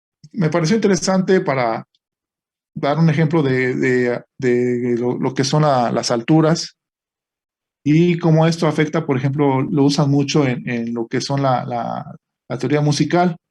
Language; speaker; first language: Spanish; native; Spanish